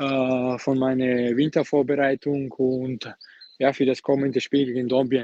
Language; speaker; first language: German; non-native, fluent; Georgian